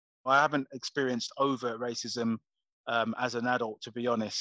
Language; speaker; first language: English; native; English